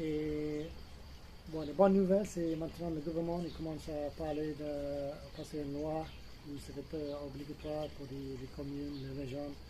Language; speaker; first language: French; non-native, fluent; English